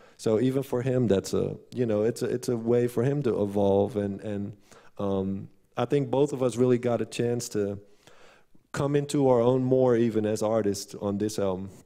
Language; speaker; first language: English; non-native, fluent; Dutch